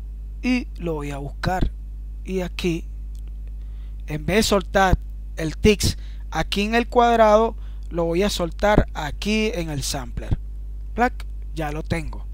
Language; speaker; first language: Spanish; native; Spanish